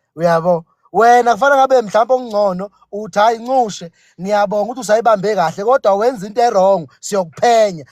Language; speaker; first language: Zulu; native; Zulu